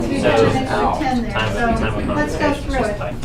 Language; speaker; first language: English; native; English